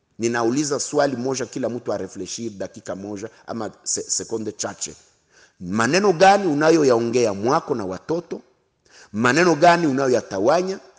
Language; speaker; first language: Swahili; non-native, local second language; Kinyarwanda